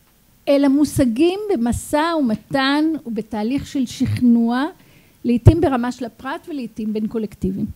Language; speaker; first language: Hebrew; native; Hebrew